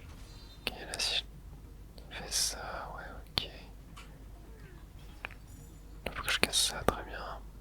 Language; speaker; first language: French; native; French